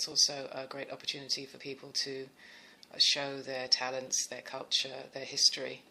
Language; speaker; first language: English; native; English